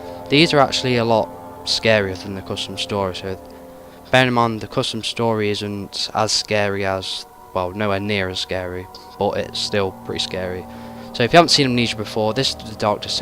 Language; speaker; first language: English; native; English